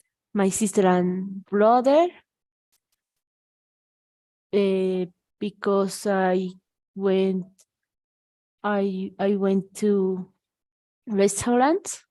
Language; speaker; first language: English; non-native, learner; Spanish